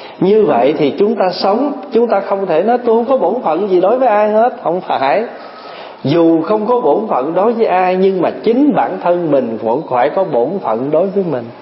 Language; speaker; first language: Vietnamese; early bilingual, other home language; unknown